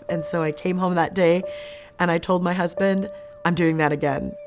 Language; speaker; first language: English; native; English